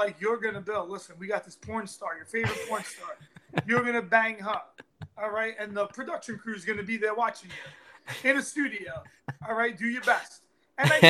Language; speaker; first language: English; native; English